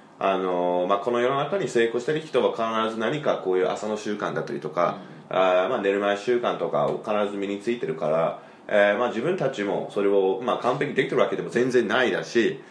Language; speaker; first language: Japanese; non-native, fluent; English